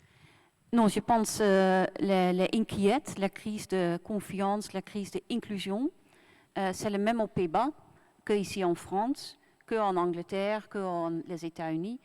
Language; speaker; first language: French; non-native, fluent; Dutch